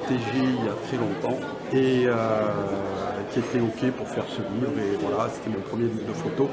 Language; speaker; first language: French; native; French